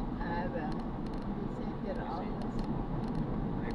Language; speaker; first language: German; non-native, learner; Filipino